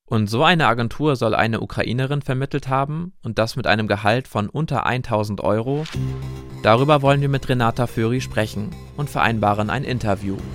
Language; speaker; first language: German; native; German